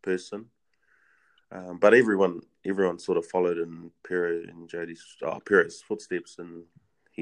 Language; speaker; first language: English; native; English